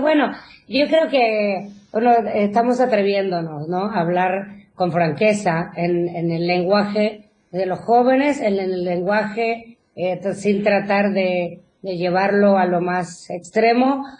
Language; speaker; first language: Spanish; native; Spanish